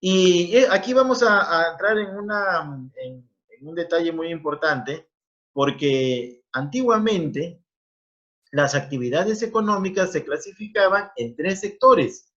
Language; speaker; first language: Spanish; native; Spanish